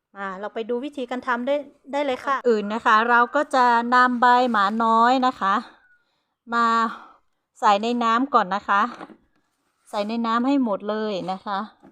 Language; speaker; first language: Thai; non-native, local second language; Hmong